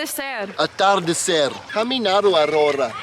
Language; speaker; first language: Spanish; non-native, learner; English